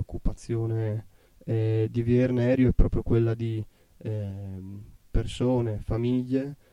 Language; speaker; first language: Italian; native; Italian